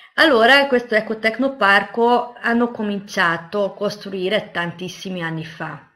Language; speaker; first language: Italian; non-native, fluent; Hungarian